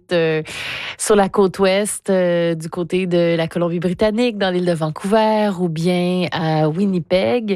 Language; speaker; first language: French; native; French